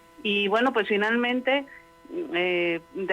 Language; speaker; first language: Spanish; native; Spanish